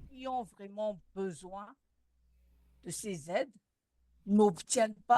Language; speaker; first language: French; non-native, local second language; Malagasy